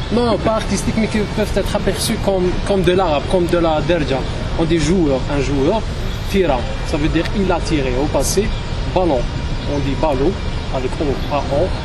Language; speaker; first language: French; non-native, local second language; Arabic